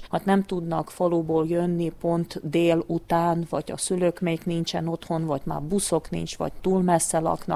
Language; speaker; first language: Hungarian; non-native, local second language; Ukrainian